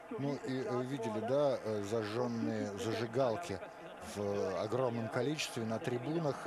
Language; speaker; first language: Russian; native; Russian